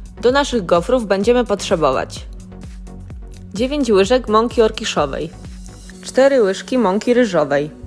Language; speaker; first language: Polish; native; Polish